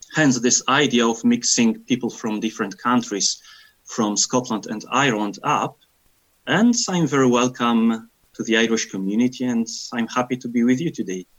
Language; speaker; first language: English; non-native, fluent; Polish